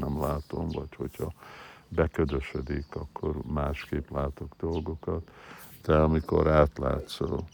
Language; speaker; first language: Hungarian; early bilingual, heritage; Hungarian